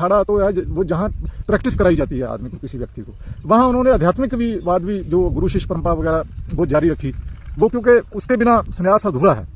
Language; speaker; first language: Hindi; non-native, local second language; Punjabi